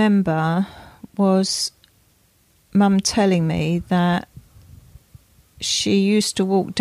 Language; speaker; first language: English; native; English